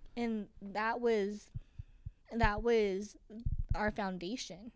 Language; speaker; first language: English; early bilingual, other home language; Chinese